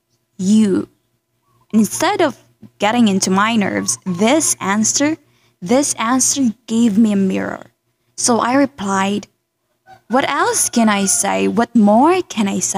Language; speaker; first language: English; non-native, local second language; Cebuano